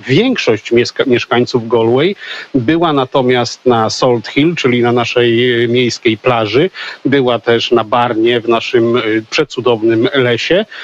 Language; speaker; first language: Polish; native; Polish